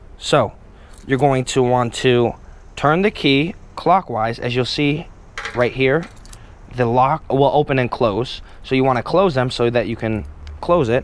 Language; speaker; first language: English; native; English